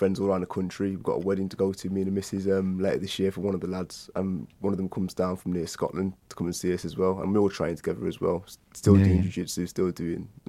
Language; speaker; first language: English; native; English